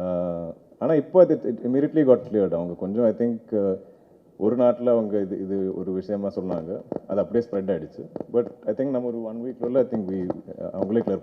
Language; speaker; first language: Tamil; non-native, local second language; Malayalam